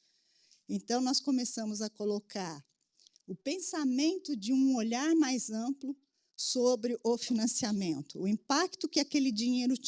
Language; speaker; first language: Portuguese; native; Portuguese